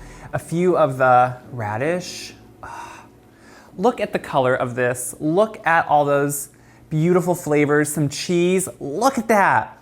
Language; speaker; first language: English; native; English